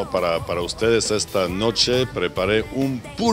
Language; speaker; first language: Spanish; non-native, fluent; French